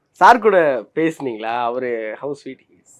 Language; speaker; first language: Tamil; native; Tamil